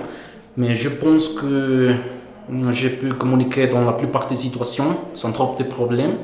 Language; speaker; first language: French; non-native, fluent; Spanish